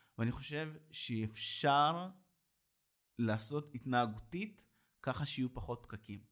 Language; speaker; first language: Hebrew; native; Hebrew